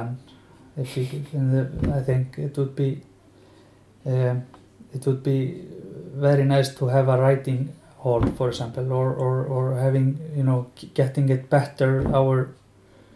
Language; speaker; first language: English; non-native, fluent; Icelandic